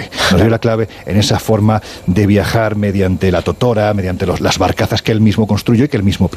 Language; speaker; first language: Spanish; native; Spanish